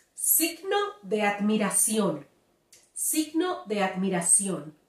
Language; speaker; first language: Spanish; native; Spanish